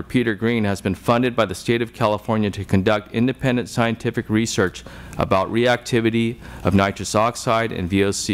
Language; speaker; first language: English; native; English